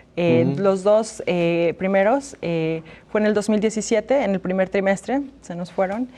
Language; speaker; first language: Spanish; native; Spanish